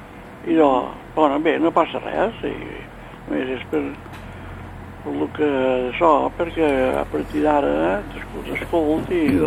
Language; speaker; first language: Catalan; native; Catalan